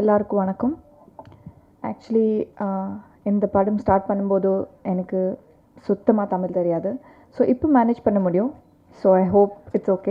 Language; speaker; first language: Tamil; non-native, learner; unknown